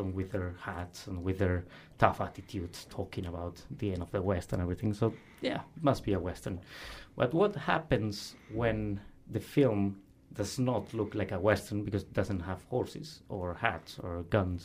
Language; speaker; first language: English; non-native, fluent; Spanish